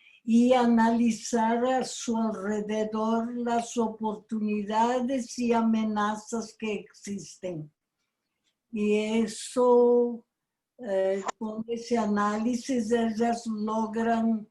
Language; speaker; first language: Spanish; non-native, fluent; Portuguese